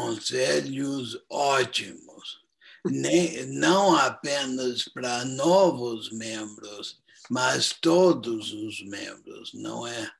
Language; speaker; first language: Portuguese; non-native, fluent; English